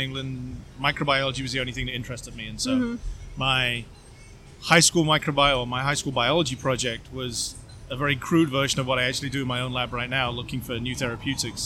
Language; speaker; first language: English; native; English